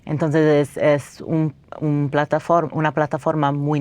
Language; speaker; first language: Spanish; non-native, fluent; English